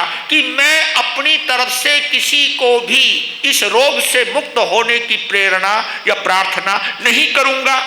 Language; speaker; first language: Hindi; native; Hindi